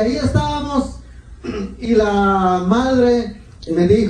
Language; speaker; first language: Spanish; native; Spanish